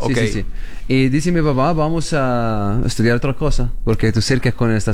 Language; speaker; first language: Spanish; non-native, learner; Arabic